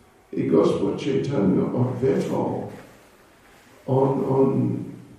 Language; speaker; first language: Russian; non-native, learner; English